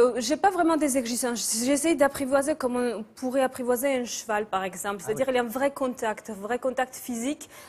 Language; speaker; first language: French; non-native, fluent; Georgian